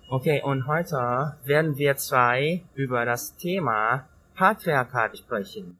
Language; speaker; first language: German; non-native, learner; Thai